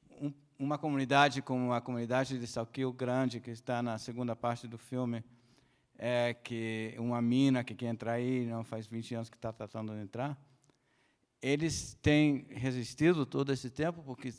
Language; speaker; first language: Portuguese; non-native, fluent; Spanish